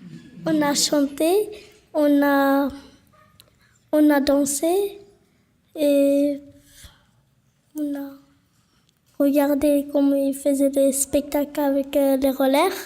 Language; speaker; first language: French; non-native, learner; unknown